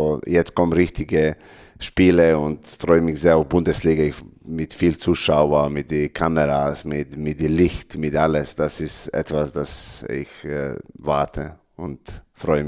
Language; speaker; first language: German; non-native, learner; Serbian